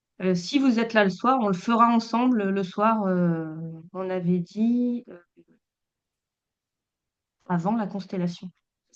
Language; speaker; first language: French; native; French